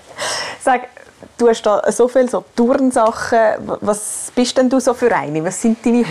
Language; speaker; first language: German; native; German